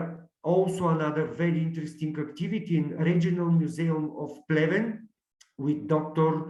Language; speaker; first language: English; non-native, learner; Bulgarian